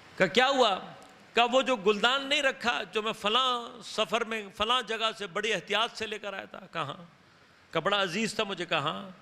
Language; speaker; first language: Urdu; native; Urdu